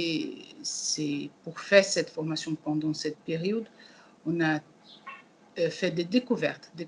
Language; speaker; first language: French; non-native, learner; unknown